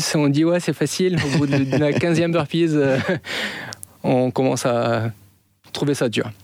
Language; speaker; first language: French; non-native, local second language; Arabic